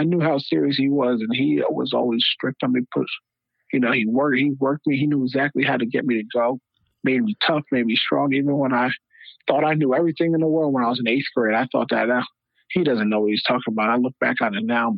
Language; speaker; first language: English; native; English